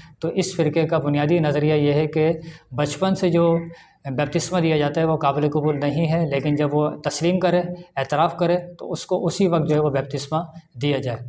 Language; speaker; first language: Urdu; native; Urdu